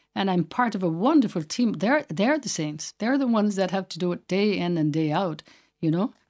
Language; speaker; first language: English; native; English